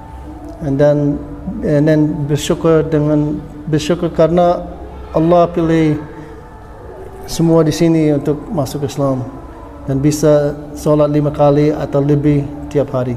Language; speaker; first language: Indonesian; non-native, fluent; English